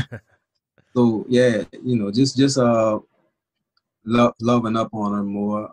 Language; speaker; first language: English; native; English